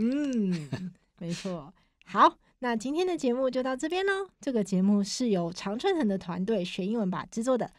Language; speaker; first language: Chinese; native; Chinese